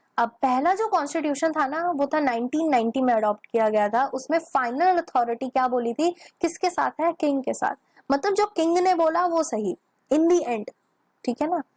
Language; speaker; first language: Hindi; native; Hindi